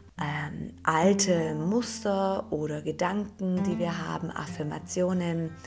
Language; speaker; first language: German; native; German